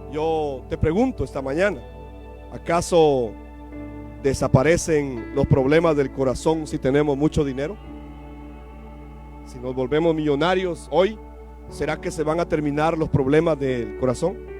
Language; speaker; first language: Spanish; native; Spanish